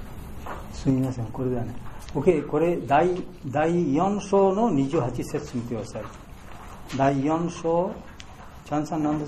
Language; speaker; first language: Japanese; non-native, fluent; Bangla